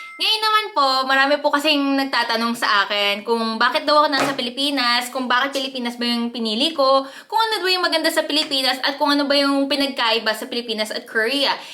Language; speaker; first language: Filipino; early bilingual, other home language; Korean